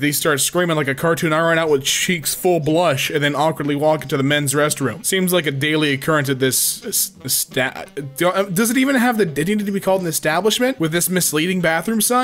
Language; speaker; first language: English; native; English